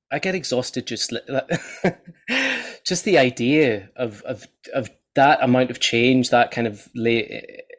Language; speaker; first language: English; native; English